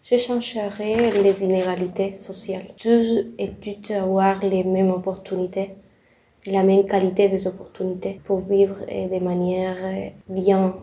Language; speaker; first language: French; non-native, learner; Spanish